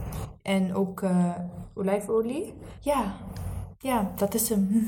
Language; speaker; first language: Dutch; early bilingual, other home language; Arabic